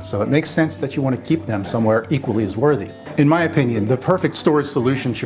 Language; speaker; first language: English; native; English